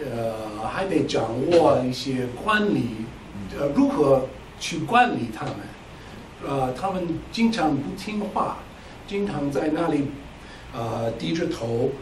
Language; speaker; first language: Chinese; non-native, fluent; English